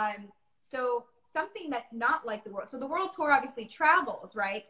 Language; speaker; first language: English; native; English